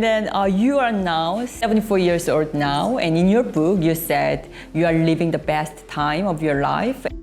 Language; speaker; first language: English; non-native, learner; Korean